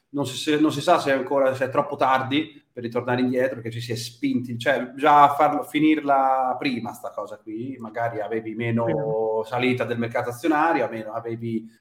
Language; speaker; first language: Italian; native; Italian